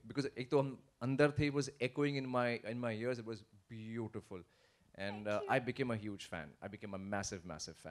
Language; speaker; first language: English; non-native, local second language; Hindi